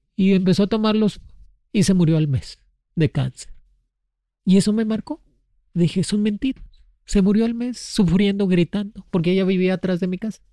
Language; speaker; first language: Spanish; native; Spanish